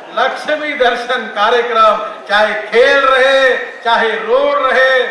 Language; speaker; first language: Hindi; non-native, local second language; Marathi